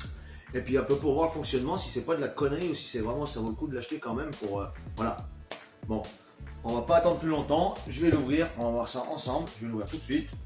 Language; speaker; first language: French; native; French